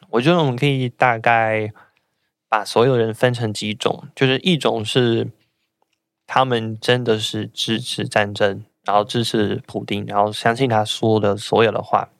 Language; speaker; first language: Chinese; non-native, fluent; Russian